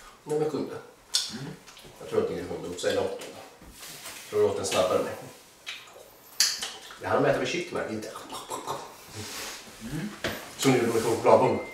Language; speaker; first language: Swedish; native; Swedish